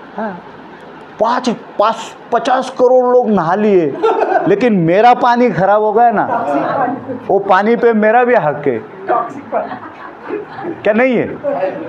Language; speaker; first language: Hindi; non-native, local second language; Marathi